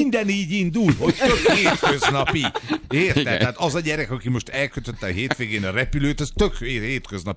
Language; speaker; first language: Hungarian; native; Hungarian